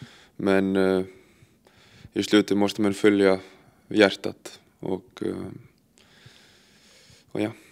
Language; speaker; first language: Swedish; non-native, fluent; Icelandic